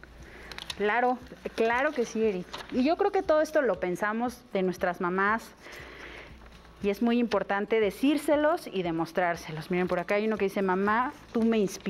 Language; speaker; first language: Spanish; native; Spanish